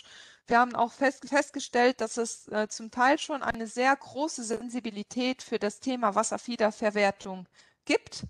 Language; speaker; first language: German; non-native, local second language; Luxembourgish